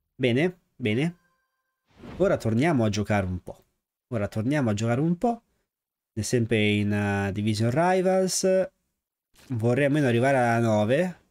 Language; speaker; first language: Italian; native; Italian